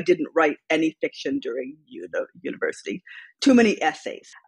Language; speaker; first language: English; native; English